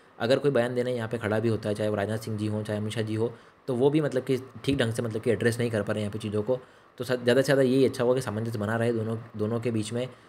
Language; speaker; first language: Hindi; native; Hindi